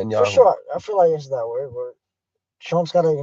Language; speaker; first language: English; native; English